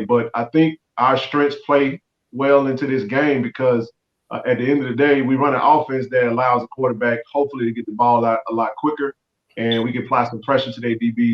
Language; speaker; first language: English; native; English